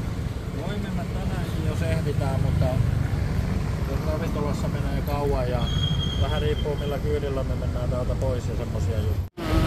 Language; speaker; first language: Finnish; native; Finnish